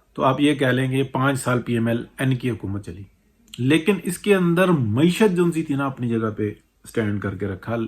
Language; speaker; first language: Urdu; native; Urdu